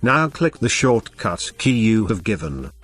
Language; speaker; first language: English; non-native, fluent; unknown